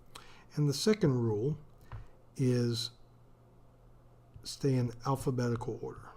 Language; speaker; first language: English; native; English